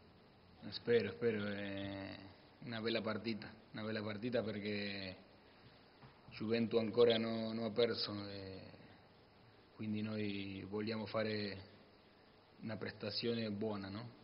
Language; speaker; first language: Italian; non-native, learner; Spanish